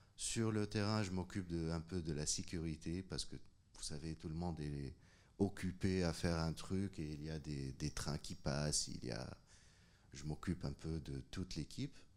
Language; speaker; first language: French; non-native, local second language; Arabic